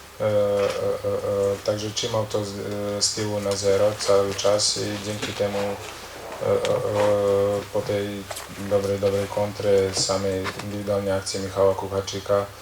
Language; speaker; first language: Polish; non-native, learner; Croatian